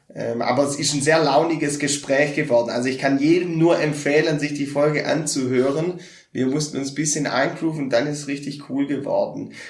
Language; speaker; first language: German; native; German